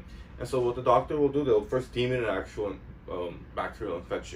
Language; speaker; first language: English; native; English